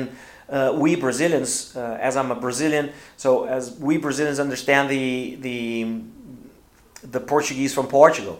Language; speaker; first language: English; non-native, fluent; Portuguese